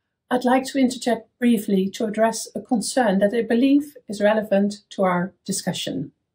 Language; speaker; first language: English; non-native, fluent; Dutch